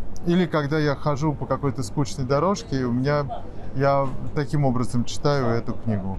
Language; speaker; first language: Russian; native; Russian